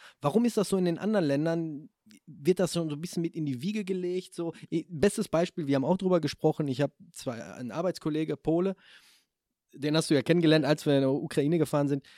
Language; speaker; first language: German; native; German